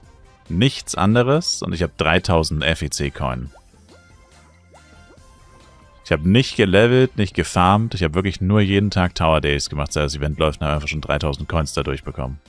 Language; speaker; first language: German; native; German